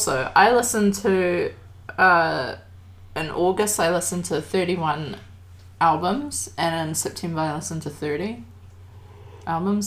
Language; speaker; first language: English; native; English